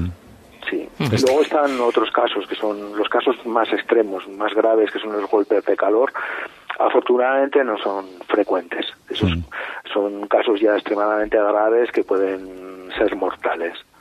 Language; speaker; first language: Spanish; native; Spanish